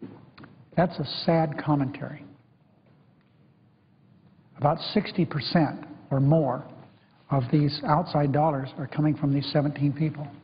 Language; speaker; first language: English; native; English